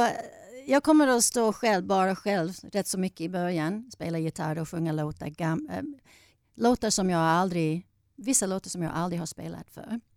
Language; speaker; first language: Swedish; non-native, fluent; English